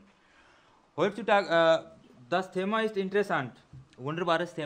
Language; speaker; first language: German; non-native, learner; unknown